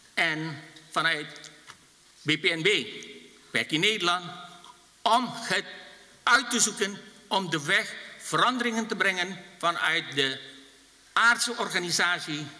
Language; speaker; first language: Dutch; non-native, fluent; Indonesian